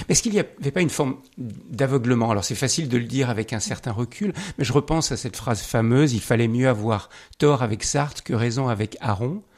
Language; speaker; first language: French; native; French